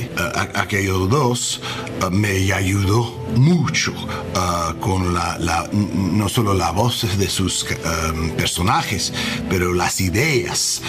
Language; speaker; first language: Spanish; non-native, learner; English